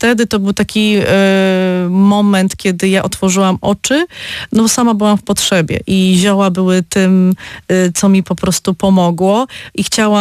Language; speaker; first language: Polish; native; Polish